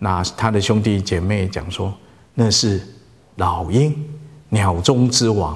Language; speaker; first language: Chinese; native; Chinese